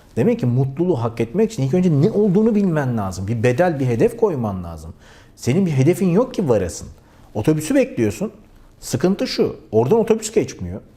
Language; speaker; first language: Turkish; native; Turkish